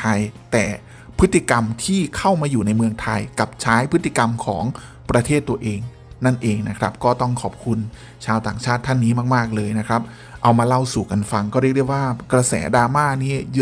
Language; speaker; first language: Thai; native; Thai